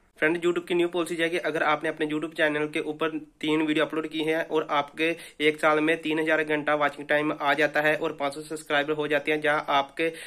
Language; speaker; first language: Hindi; native; Hindi